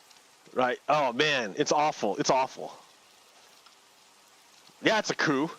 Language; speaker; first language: English; native; English